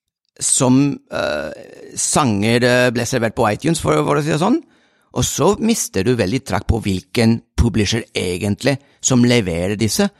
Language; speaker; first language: Norwegian; non-native, fluent; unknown